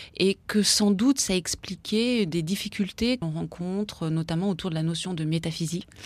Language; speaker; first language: French; native; French